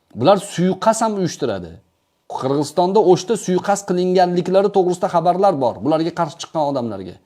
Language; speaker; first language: Uzbek; native; Uzbek